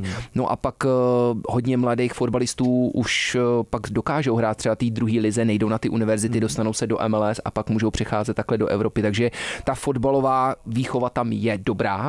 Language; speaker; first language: Czech; early bilingual, heritage; Czech